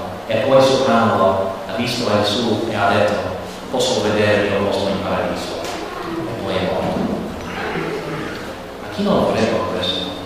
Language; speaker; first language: Italian; non-native, learner; English